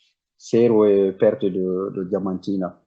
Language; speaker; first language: Portuguese; non-native, learner; Bambara